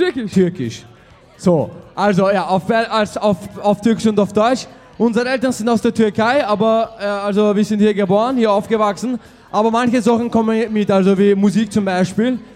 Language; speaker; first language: German; early bilingual, other home language; Turkish